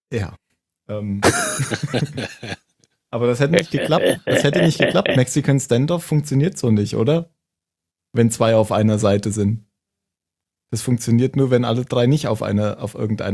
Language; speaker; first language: German; native; German